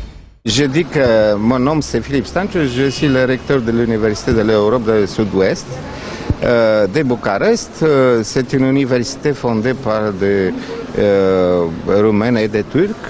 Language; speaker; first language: French; non-native, fluent; Romanian